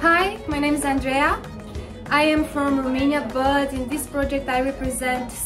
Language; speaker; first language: English; non-native, fluent; Romanian